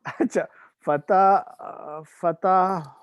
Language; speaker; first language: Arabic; non-native, learner; Urdu